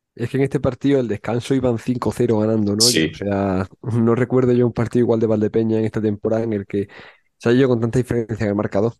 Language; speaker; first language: Spanish; native; Spanish